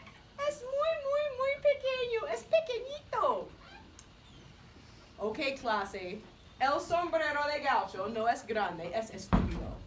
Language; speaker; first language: Spanish; non-native, fluent; English